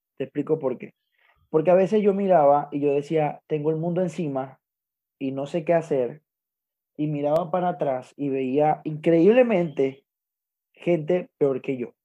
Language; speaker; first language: Spanish; native; Spanish